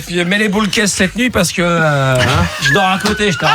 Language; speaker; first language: French; native; French